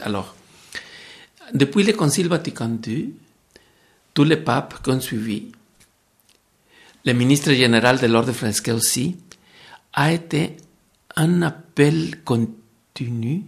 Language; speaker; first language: French; non-native, fluent; Spanish